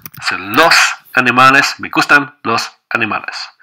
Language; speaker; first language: Spanish; non-native, fluent; English